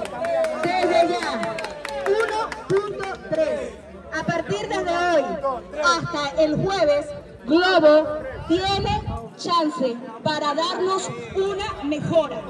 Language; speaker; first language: Spanish; native; Spanish